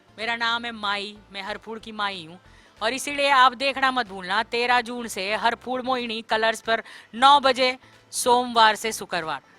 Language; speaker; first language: Hindi; native; Hindi